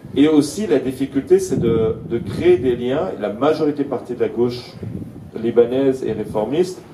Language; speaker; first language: French; non-native, fluent; Arabic